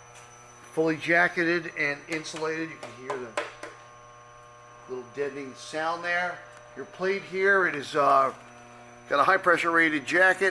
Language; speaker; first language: English; native; English